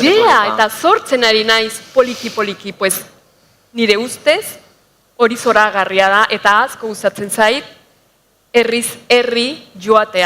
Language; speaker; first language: Basque; non-native, fluent; Spanish